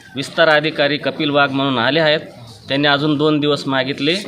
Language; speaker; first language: Marathi; native; Marathi